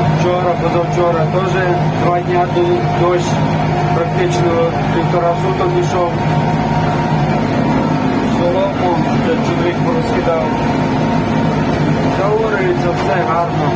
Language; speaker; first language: Ukrainian; native; Ukrainian